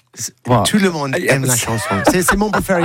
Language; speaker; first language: French; non-native, learner; English